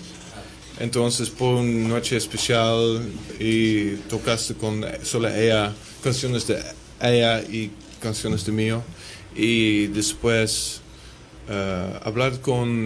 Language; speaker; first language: Spanish; non-native, learner; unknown